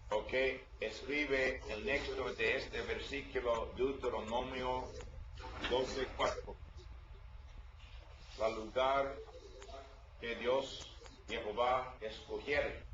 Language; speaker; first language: Spanish; non-native, learner; English